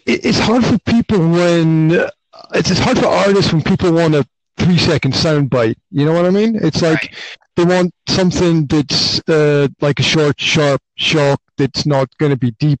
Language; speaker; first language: English; native; English